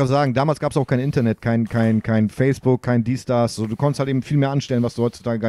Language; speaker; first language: German; native; German